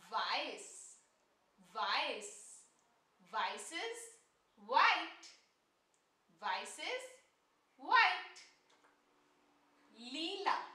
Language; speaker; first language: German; non-native, learner; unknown